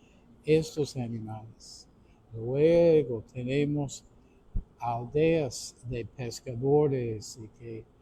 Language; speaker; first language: Spanish; non-native, fluent; English